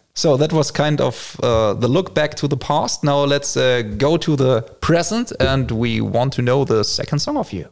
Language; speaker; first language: English; non-native, fluent; German